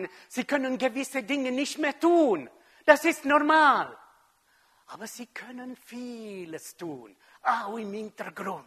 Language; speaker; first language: German; non-native, fluent; French